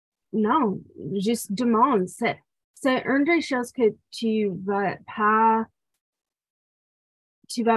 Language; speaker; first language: French; non-native, local second language; English